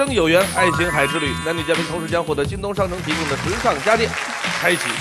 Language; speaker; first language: Chinese; native; Chinese